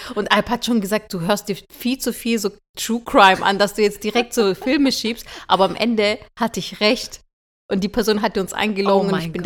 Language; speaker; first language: German; early bilingual, other home language; Turkish